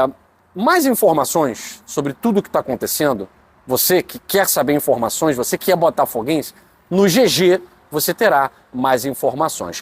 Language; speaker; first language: Portuguese; native; Portuguese